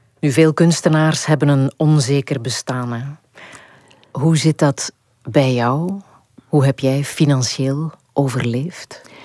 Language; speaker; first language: Dutch; native; Dutch